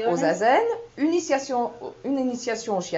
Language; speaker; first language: French; native; French